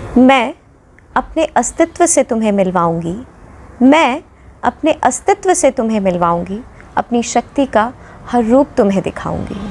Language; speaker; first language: Hindi; non-native, local second language; Dogri